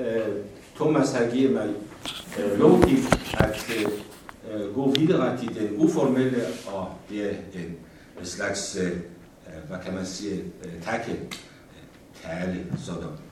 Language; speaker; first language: Danish; non-native, fluent; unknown